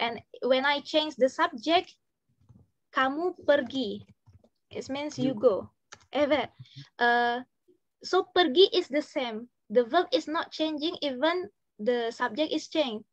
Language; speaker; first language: English; non-native, fluent; Indonesian